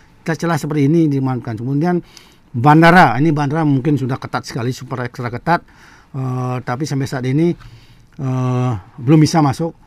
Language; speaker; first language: Indonesian; non-native, local second language; Balinese